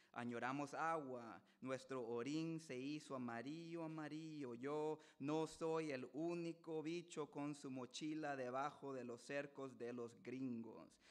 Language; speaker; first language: Spanish; early bilingual, heritage; Spanish